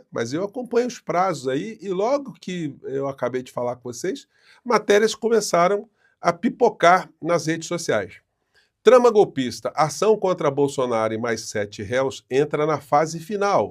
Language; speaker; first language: Portuguese; native; Portuguese